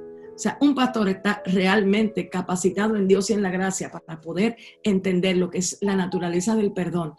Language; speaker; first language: Spanish; native; Spanish